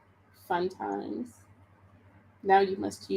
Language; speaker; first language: English; native; English